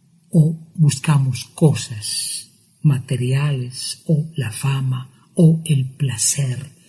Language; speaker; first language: Spanish; native; Spanish